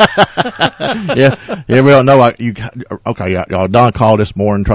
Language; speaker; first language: English; native; English